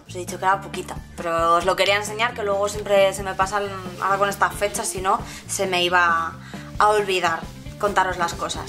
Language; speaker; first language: Spanish; native; Spanish